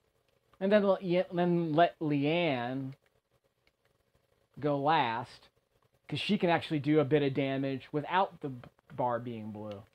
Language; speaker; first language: English; native; English